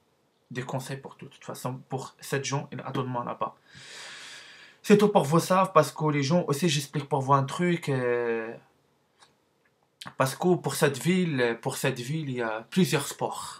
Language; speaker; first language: French; non-native, learner; Arabic